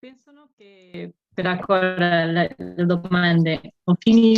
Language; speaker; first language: Italian; non-native, fluent; Portuguese